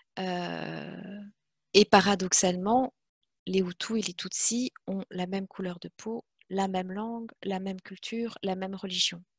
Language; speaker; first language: French; non-native, local second language; Kinyarwanda